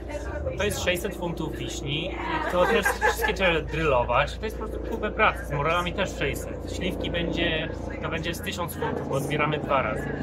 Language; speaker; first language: Polish; early bilingual, heritage; English